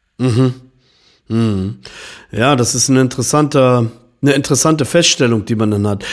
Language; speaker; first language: German; native; German